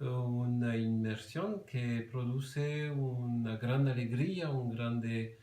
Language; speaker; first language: Spanish; non-native, fluent; French